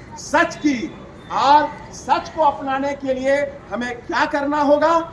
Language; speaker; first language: Hindi; native; Hindi